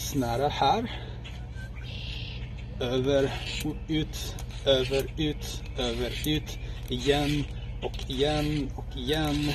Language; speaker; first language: Swedish; non-native, learner; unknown